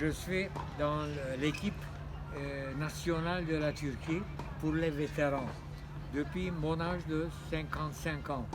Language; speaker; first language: French; non-native, fluent; Turkish